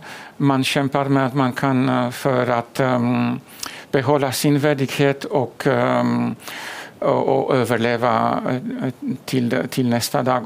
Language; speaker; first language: Swedish; non-native, fluent; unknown